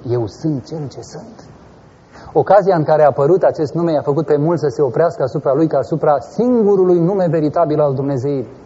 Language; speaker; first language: Romanian; native; Romanian